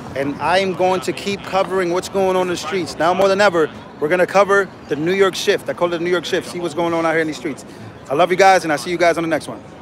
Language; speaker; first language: English; early bilingual, other home language; Spanish